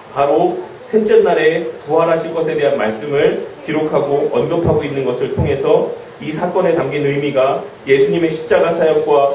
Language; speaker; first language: Korean; native; Korean